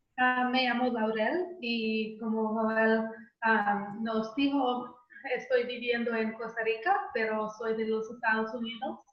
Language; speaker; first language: Spanish; non-native, fluent; English